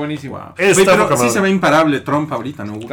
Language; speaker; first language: Spanish; native; Spanish